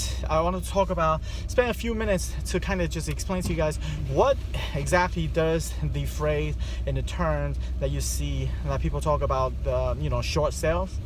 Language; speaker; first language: English; non-native, fluent; Chinese